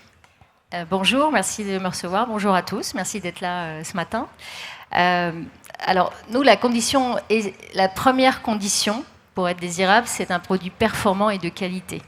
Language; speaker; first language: French; native; French